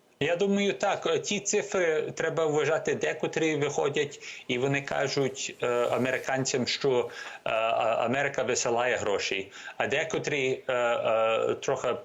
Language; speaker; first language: Ukrainian; early bilingual, heritage; Ukrainian